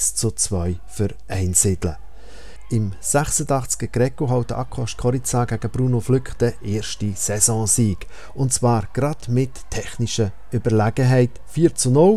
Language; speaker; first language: German; native; German